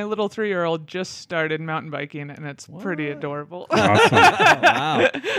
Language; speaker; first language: English; native; English